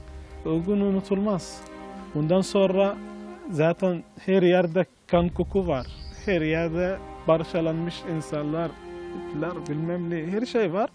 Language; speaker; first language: Turkish; non-native, fluent; Arabic